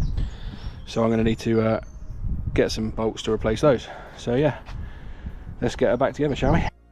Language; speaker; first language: English; native; English